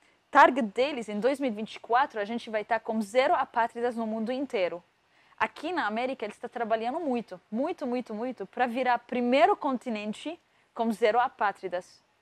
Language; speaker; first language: Portuguese; non-native, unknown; Arabic